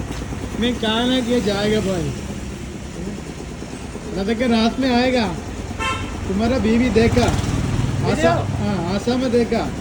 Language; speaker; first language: Hindi; non-native, local second language; Malayalam